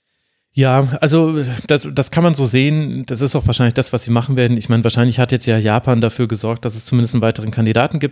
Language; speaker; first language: German; native; German